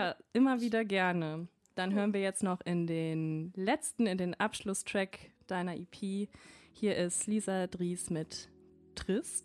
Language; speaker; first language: German; native; German